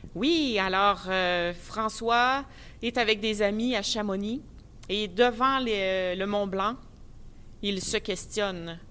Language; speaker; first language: French; native; French